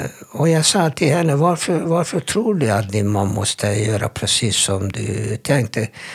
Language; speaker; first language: Swedish; non-native, fluent; Hungarian